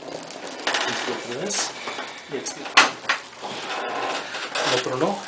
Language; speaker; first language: Spanish; non-native, learner; English